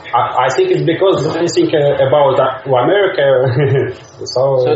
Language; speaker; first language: English; non-native, learner; Russian